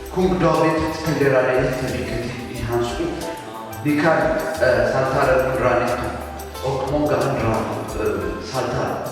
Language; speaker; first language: Swedish; non-native, fluent; Tigrinya